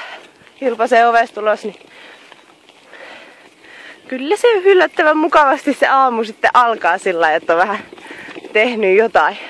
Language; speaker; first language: Finnish; native; Finnish